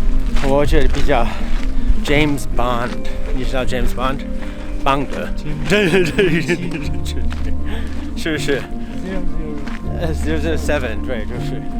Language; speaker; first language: Chinese; non-native, fluent; English